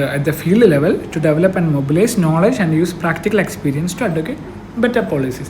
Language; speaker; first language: English; non-native, local second language; Malayalam